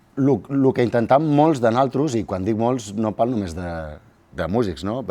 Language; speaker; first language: Catalan; native; Catalan